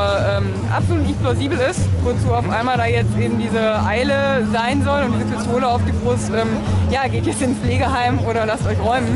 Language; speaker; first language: German; native; German